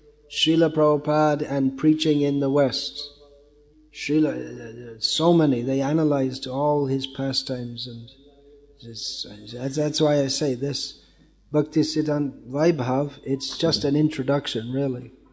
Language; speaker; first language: English; native; English